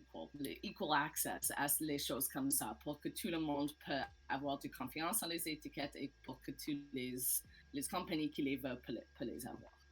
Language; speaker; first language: French; non-native, learner; English